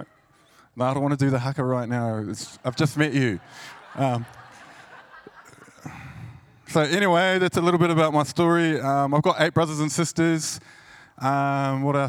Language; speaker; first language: English; native; English